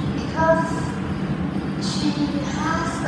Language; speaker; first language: English; non-native, learner; Vietnamese